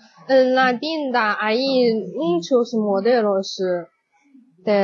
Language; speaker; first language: Spanish; non-native, learner; Chinese